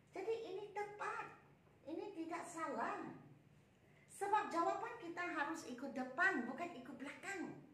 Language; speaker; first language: Malay; native; Malay